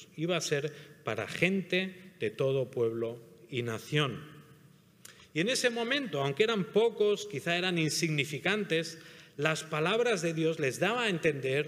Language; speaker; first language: Spanish; native; Spanish